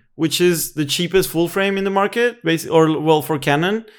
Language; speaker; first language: English; non-native, fluent; Spanish